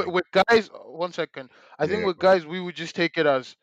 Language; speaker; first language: English; native; English